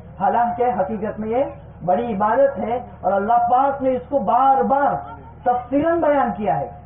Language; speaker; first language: Urdu; non-native, local second language; Gujarati